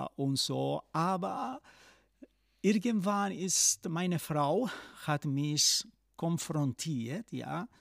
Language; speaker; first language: German; non-native, fluent; Spanish